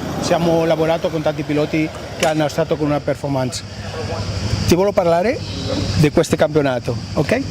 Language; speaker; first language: Italian; non-native, learner; Spanish